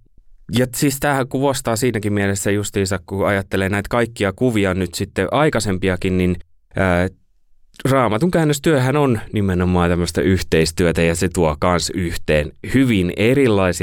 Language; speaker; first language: Finnish; native; Finnish